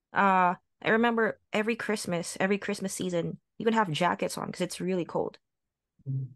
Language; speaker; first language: English; non-native, local second language; Filipino